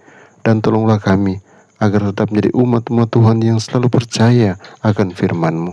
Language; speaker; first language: Indonesian; native; Indonesian